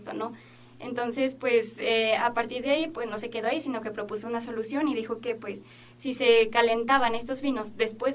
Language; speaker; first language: Spanish; native; Spanish